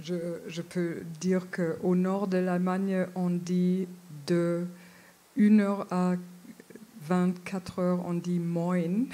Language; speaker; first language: French; non-native, fluent; German